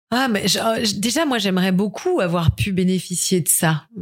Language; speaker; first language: French; native; French